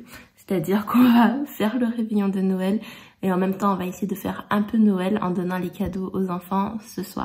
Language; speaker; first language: French; native; French